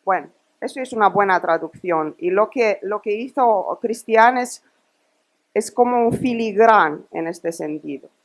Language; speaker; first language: Spanish; non-native, fluent; Romanian